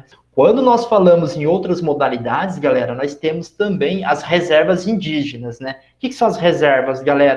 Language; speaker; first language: Portuguese; native; Portuguese